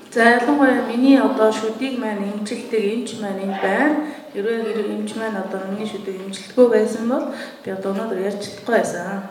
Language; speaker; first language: Mongolian; native; Mongolian